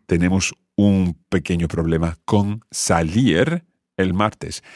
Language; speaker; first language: Spanish; non-native, fluent; English